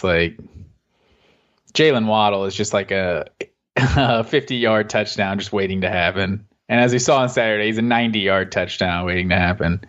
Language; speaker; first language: English; native; English